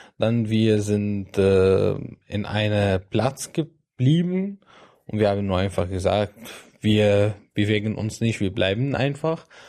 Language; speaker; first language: German; non-native, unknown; Arabic